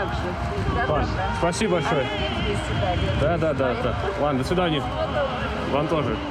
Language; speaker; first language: Russian; early bilingual, heritage; English